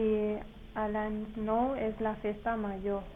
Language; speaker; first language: Catalan; non-native, learner; Spanish